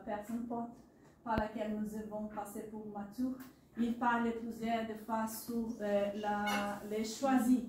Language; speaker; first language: French; non-native, learner; Portuguese